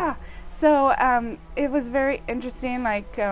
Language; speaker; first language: English; native; English